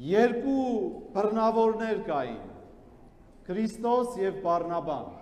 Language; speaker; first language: Armenian; native; Armenian